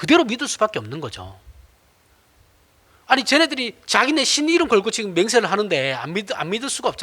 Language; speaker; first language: Korean; native; Korean